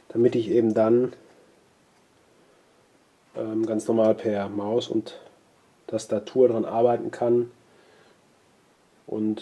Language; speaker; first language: German; native; German